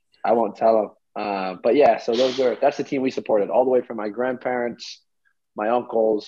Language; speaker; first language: English; early bilingual, other home language; Greek